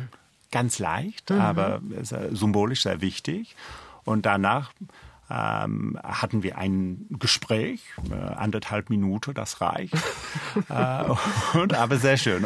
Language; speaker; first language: German; non-native, fluent; English